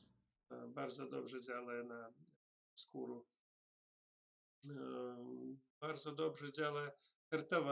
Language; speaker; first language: Polish; non-native, learner; Russian